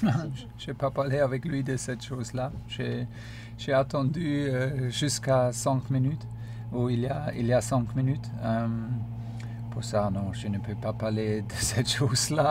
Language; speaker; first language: French; non-native, fluent; German